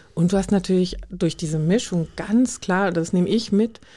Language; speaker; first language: German; native; German